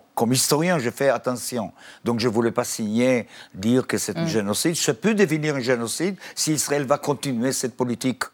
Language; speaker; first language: French; non-native, fluent; Hebrew